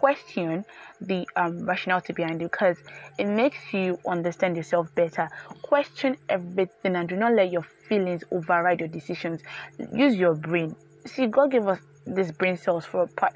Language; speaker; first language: English; non-native, local second language; Yoruba